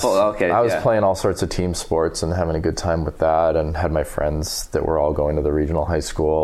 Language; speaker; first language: English; native; English